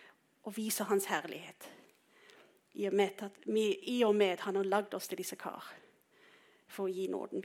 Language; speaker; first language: Norwegian; non-native, fluent; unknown